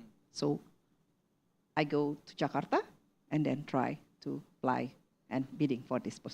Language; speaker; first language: English; non-native, learner; Indonesian